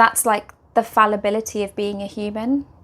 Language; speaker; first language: English; native; English